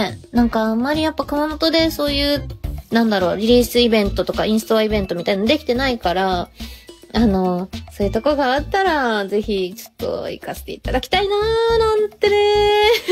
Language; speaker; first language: Japanese; native; Japanese